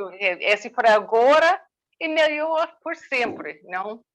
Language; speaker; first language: Portuguese; non-native, learner; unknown